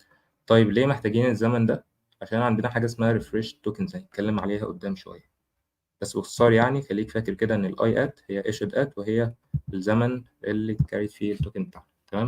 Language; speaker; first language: Arabic; native; Arabic